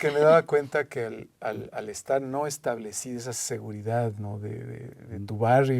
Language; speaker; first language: Spanish; native; Spanish